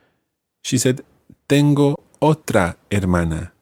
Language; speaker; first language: Spanish; non-native, fluent; English